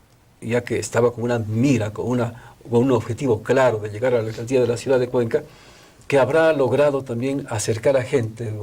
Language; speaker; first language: Spanish; native; Spanish